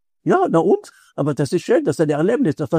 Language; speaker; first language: German; non-native, fluent; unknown